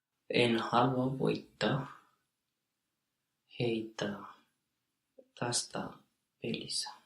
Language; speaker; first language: Finnish; non-native, learner; English